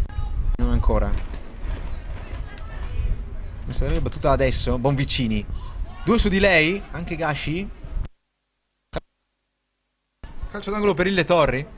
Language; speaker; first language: Italian; native; Italian